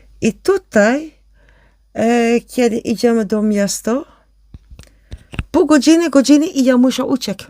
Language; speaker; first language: Polish; non-native, learner; Dutch